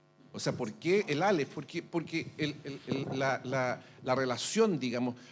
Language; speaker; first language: Spanish; native; Spanish